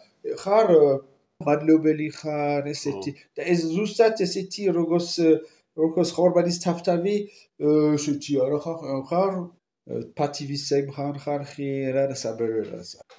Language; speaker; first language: Georgian; non-native, learner; French